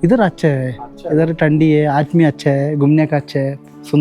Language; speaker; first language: Hindi; non-native, local second language; Malayalam